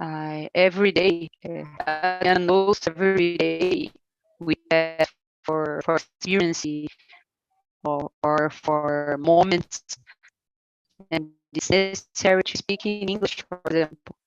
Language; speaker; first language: English; non-native, learner; Portuguese